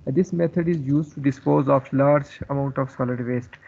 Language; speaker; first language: English; non-native, local second language; Urdu